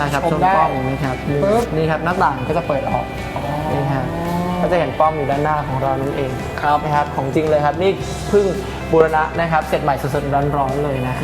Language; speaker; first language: Thai; native; Thai